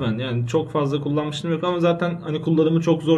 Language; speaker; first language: Turkish; native; Turkish